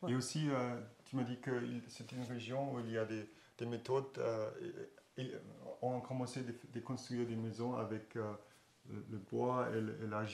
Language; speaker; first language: French; non-native, fluent; German